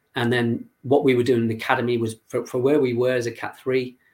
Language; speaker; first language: English; native; English